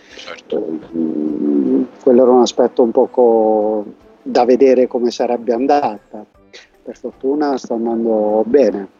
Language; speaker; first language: Italian; native; Italian